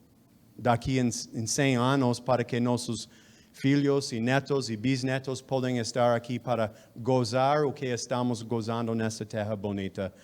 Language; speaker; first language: Portuguese; non-native, fluent; English